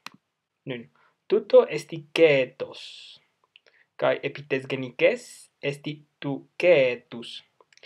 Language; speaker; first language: Greek; non-native, fluent; Spanish